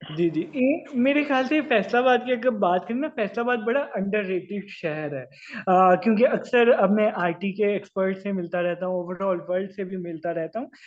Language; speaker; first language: Urdu; non-native, local second language; Punjabi